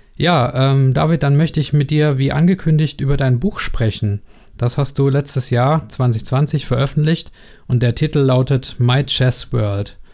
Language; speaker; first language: German; native; German